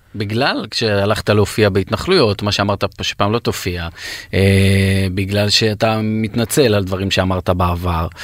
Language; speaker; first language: Hebrew; native; Hebrew